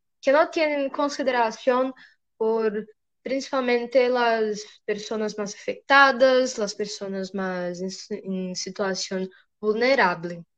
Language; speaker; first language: Spanish; non-native, learner; Portuguese